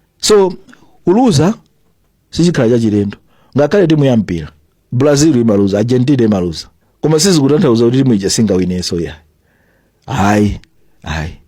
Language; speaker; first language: Nyanja; native; Nyanja